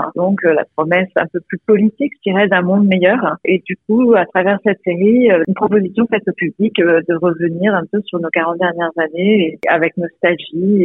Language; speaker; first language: French; native; French